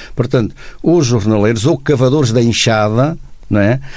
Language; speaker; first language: Portuguese; native; Portuguese